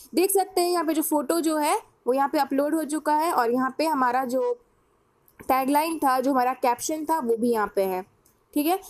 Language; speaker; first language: Hindi; native; Hindi